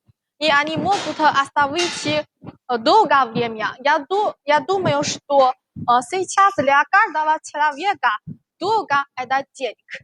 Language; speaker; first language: Russian; non-native, learner; Chinese